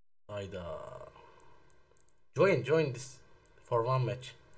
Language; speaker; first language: English; non-native, learner; Turkish